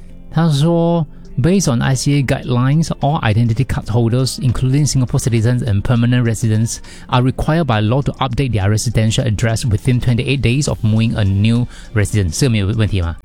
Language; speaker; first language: English; non-native, local second language; Chinese